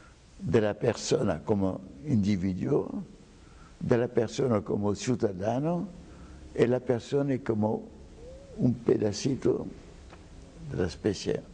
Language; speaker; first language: Spanish; non-native, fluent; French